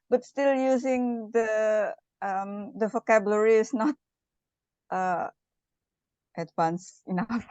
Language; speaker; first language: English; non-native, learner; Indonesian